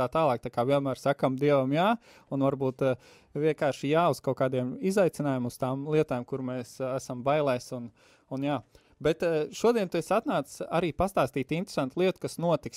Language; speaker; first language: Latvian; native; Latvian